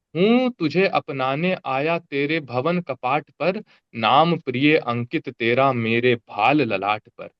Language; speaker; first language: Hindi; native; Hindi